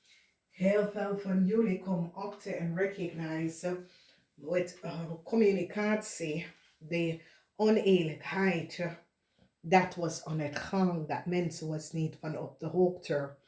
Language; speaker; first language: Dutch; non-native, fluent; English